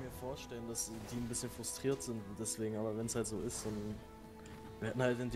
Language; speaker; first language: German; native; German